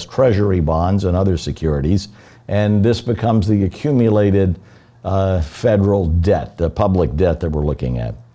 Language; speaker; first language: English; native; English